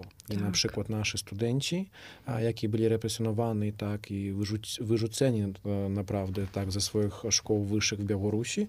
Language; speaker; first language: Polish; non-native, fluent; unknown